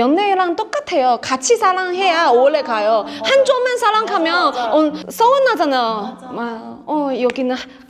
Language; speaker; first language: Korean; non-native, fluent; Chinese